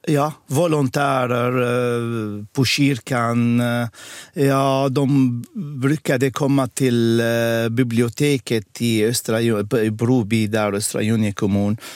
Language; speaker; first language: Swedish; non-native, learner; Arabic